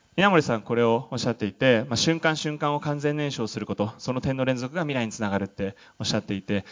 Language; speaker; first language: Japanese; native; Japanese